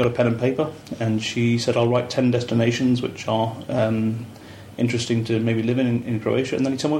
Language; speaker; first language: English; native; English